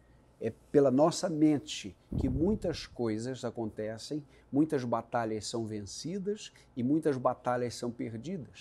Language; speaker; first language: Portuguese; native; Portuguese